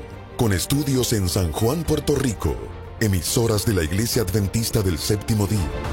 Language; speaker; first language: Spanish; native; Spanish